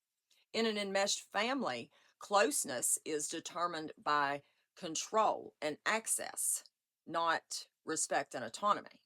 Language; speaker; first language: English; native; English